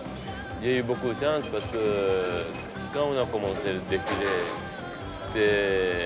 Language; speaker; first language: French; non-native, fluent; Japanese